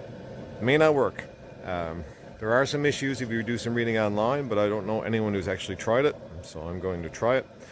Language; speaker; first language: English; native; English